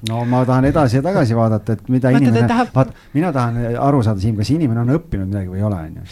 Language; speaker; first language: Estonian; native; Estonian